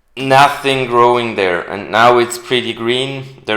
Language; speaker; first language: English; non-native, fluent; German